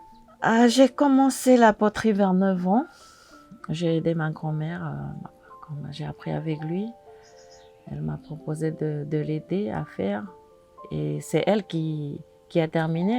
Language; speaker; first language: French; non-native, local second language; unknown